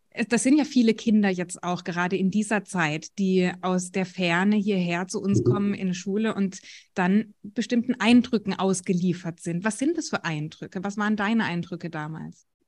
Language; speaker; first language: German; native; German